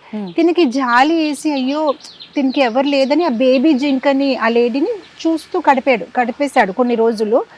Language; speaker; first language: Telugu; non-native, fluent; Gujarati